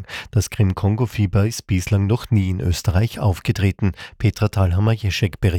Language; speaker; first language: German; native; German